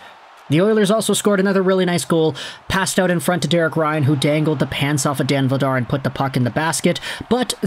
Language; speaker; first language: English; native; English